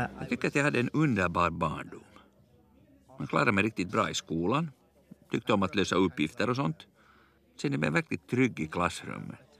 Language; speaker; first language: Swedish; native; Swedish